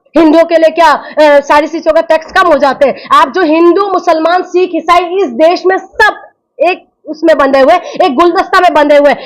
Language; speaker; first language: Hindi; non-native, local second language; Assamese